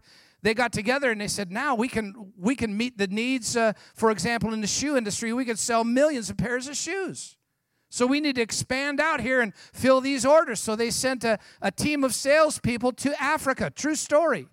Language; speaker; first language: English; native; English